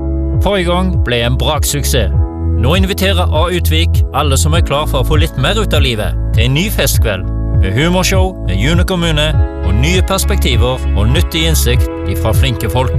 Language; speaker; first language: Norwegian; native; Norwegian